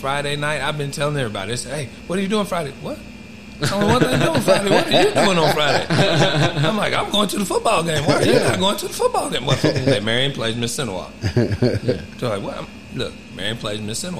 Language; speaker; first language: English; native; English